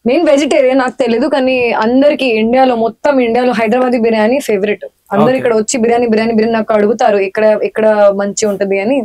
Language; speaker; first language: Telugu; non-native, learner; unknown